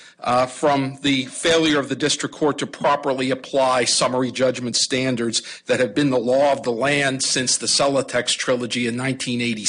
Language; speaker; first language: English; native; English